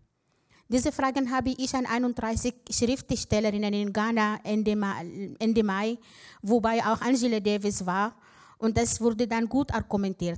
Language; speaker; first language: German; non-native, fluent; Arabic